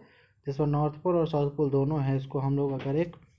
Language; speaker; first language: Hindi; native; Hindi